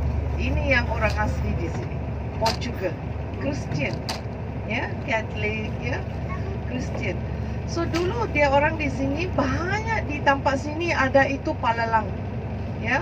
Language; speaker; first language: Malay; non-native, local second language; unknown